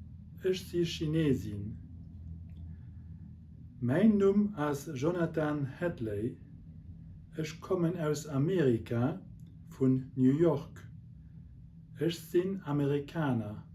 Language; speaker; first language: German; non-native, local second language; Luxembourgish